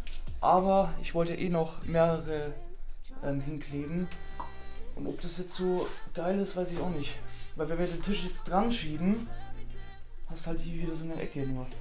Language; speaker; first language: German; native; German